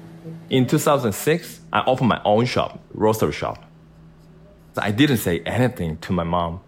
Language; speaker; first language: English; non-native, learner; Korean